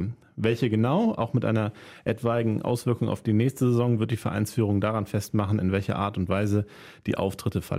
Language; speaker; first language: German; native; German